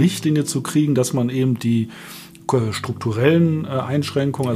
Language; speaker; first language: German; native; German